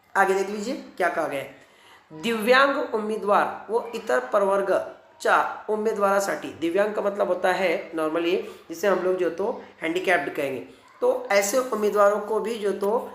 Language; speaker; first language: Hindi; non-native, local second language; Marathi